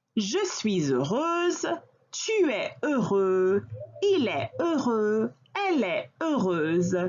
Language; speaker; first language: French; non-native, fluent; English